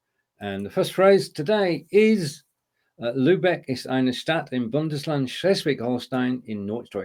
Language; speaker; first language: German; non-native, learner; English